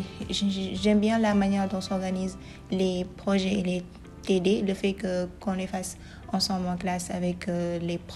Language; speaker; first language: French; non-native, local second language; Wolof